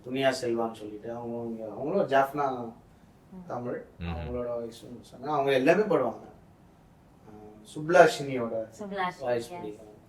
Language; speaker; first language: Tamil; native; Tamil